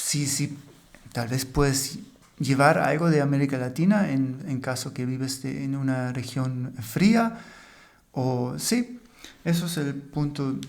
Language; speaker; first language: Spanish; non-native, fluent; German